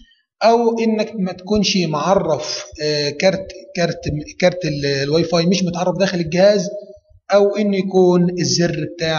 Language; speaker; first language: Arabic; native; Arabic